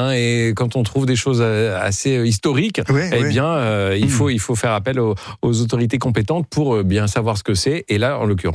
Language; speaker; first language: French; native; French